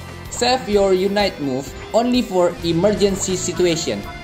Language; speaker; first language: English; non-native, learner; Indonesian